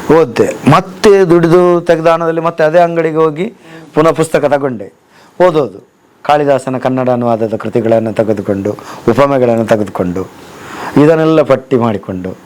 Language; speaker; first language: Kannada; non-native, local second language; Tulu